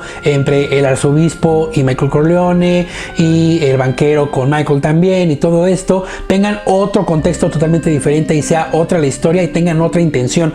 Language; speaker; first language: Spanish; native; Spanish